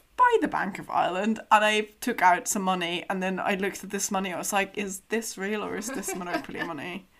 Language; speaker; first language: English; non-native, fluent; German